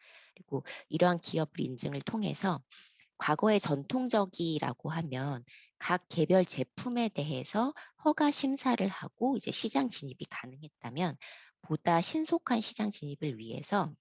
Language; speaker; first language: Korean; native; Korean